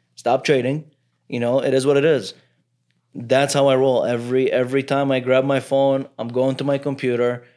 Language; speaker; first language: English; early bilingual, other home language; Arabic